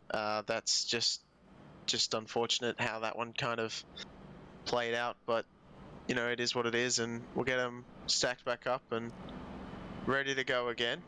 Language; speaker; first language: English; native; English